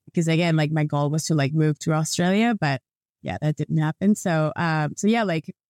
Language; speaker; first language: English; non-native, fluent; Spanish